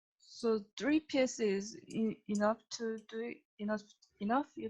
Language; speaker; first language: English; non-native, learner; Korean